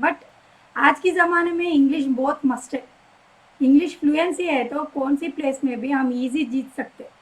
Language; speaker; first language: Hindi; non-native, local second language; Telugu